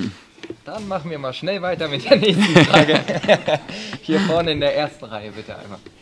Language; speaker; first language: German; native; German